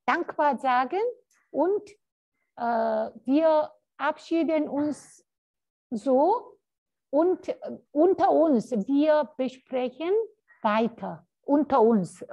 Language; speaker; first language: German; non-native, fluent; Korean